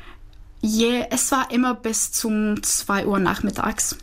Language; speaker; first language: German; non-native, fluent; Czech